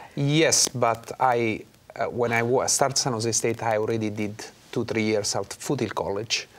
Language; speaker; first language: English; non-native, fluent; Italian